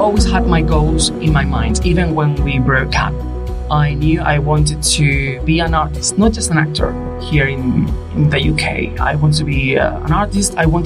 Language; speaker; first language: English; non-native, fluent; Spanish